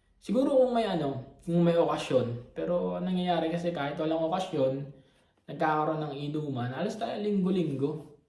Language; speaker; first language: Filipino; native; Filipino